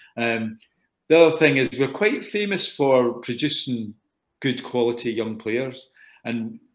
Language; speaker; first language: English; native; English